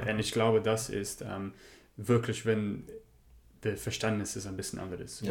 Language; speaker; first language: German; non-native, learner; English